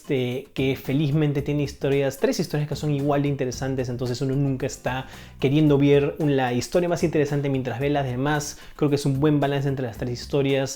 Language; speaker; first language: Spanish; native; Spanish